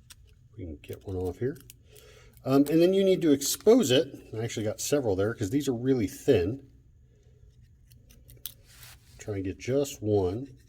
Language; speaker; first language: English; native; English